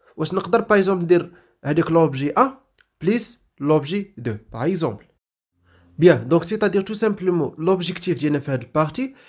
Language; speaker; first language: French; non-native, local second language; Arabic